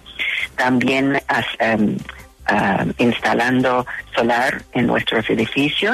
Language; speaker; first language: Spanish; non-native, fluent; English